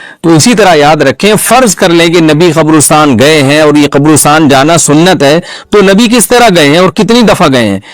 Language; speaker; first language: Urdu; non-native, local second language; Pashto